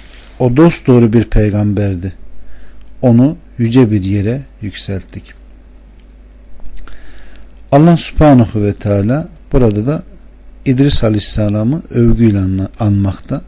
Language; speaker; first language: Turkish; native; Turkish